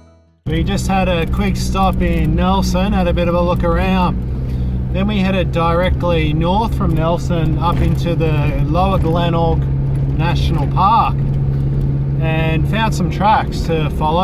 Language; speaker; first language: English; native; English